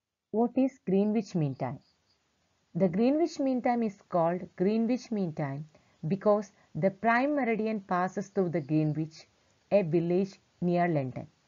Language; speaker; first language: English; non-native, local second language; Malayalam